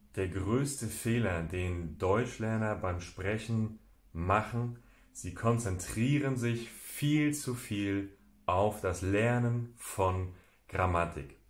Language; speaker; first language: German; native; German